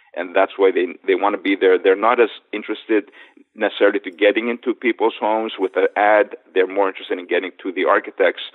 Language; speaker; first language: English; native; English